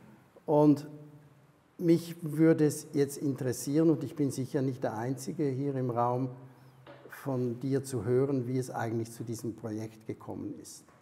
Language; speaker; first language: German; native; German